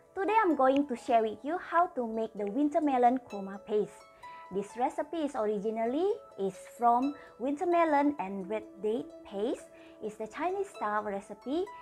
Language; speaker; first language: English; non-native, fluent; Indonesian